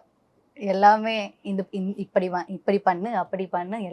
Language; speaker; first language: Tamil; non-native, learner; Malayalam